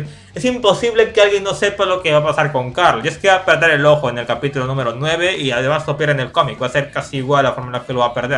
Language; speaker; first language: Spanish; native; Spanish